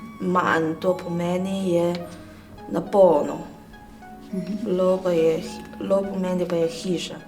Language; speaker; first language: Slovenian; non-native, learner; Chinese